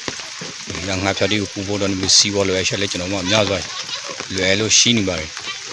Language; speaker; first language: Burmese; native; Burmese